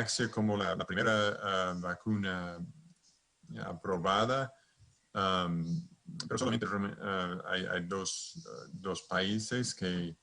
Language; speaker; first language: Spanish; non-native, fluent; English